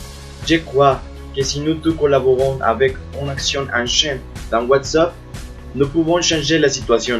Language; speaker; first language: French; non-native, learner; Spanish